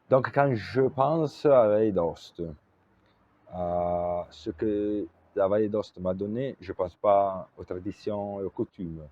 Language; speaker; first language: French; non-native, local second language; Italian